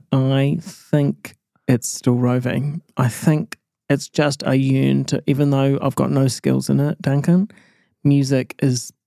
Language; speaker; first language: English; native; English